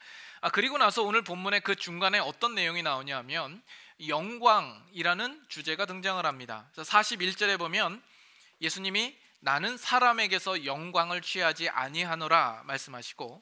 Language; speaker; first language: Korean; native; Korean